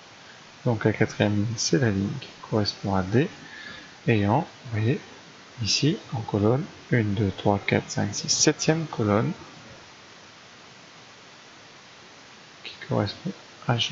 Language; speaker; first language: French; native; French